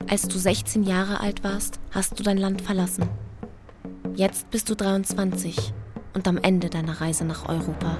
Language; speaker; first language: German; native; German